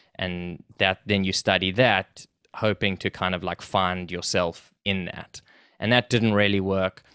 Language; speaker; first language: English; native; English